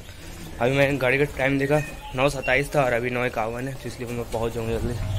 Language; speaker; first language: Hindi; native; Hindi